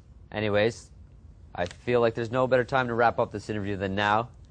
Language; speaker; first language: English; native; English